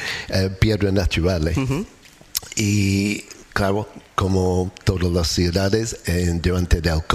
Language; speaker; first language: Spanish; non-native, learner; English